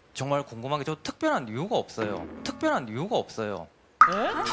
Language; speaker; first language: Korean; native; Korean